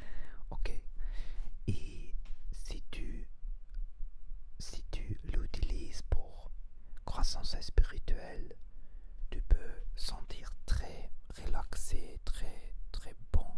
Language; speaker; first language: French; non-native, learner; Spanish